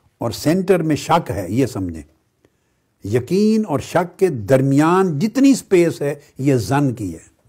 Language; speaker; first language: Urdu; native; Urdu